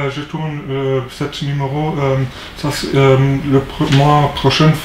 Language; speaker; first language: French; non-native, learner; German